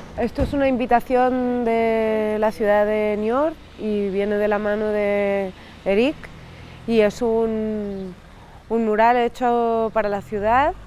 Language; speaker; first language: Spanish; native; Spanish